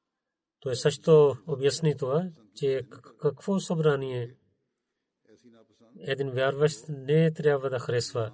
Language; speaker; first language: Bulgarian; non-native, learner; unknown